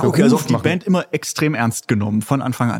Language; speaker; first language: German; native; German